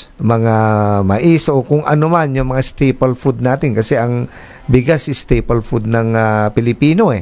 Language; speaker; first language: Filipino; native; Filipino